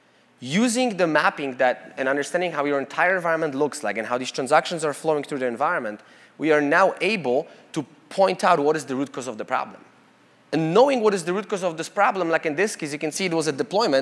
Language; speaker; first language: English; non-native, fluent; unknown